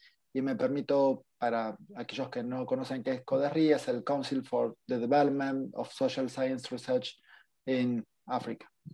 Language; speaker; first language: Spanish; native; Spanish